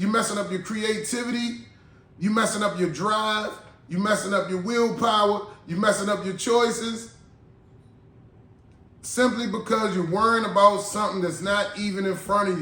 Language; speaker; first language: English; native; English